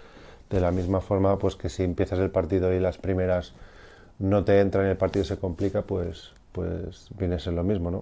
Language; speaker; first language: Spanish; native; Spanish